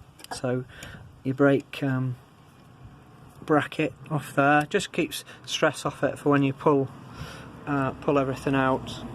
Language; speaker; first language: English; native; English